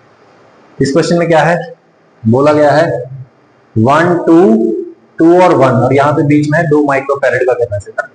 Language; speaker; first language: Hindi; native; Hindi